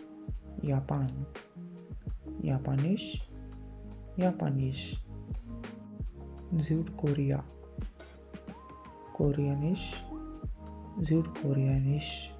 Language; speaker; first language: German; non-native, fluent; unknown